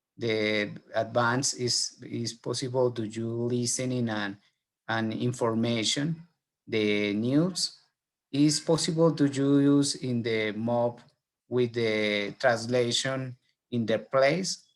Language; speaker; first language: English; non-native, learner; Spanish